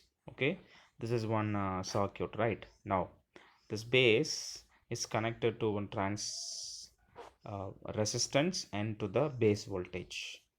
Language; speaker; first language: English; non-native, local second language; Tamil